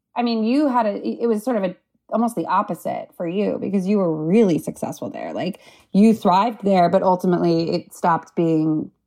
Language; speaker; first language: English; native; English